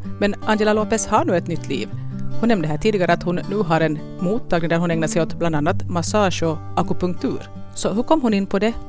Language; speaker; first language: Swedish; native; Swedish